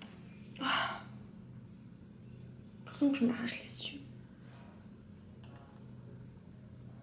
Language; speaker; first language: French; native; French